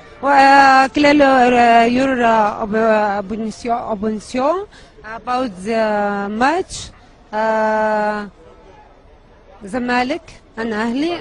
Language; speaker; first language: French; non-native, learner; Arabic